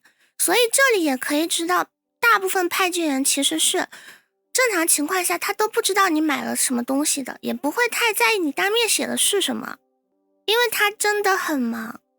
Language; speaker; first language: Chinese; native; Chinese